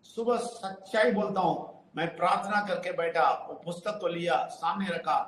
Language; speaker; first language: Hindi; non-native, local second language; Telugu